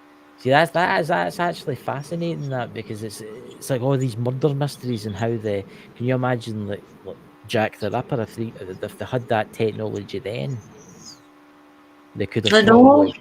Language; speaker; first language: English; native; English